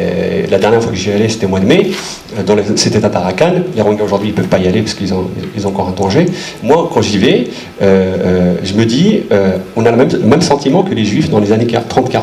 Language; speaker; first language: French; native; French